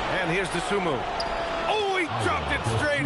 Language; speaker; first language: English; native; English